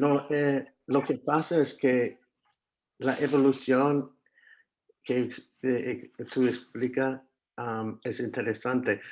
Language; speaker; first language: Spanish; non-native, fluent; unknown